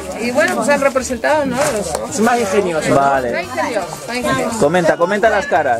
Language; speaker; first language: Spanish; native; Spanish